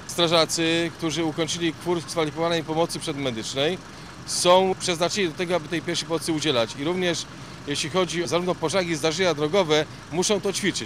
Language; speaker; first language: Polish; native; Polish